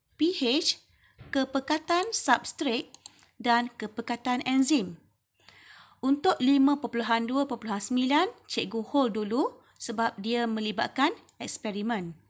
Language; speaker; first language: Malay; native; Malay